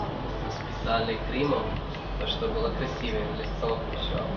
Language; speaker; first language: Russian; non-native, learner; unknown